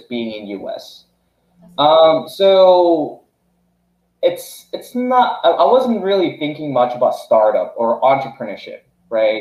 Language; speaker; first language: English; non-native, fluent; Korean